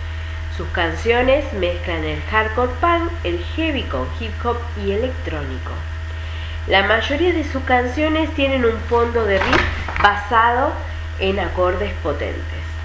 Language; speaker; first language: Spanish; native; Spanish